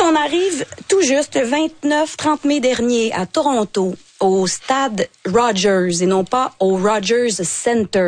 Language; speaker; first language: French; native; French